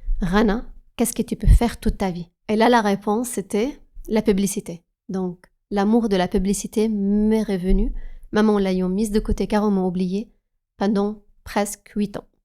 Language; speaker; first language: French; non-native, fluent; Arabic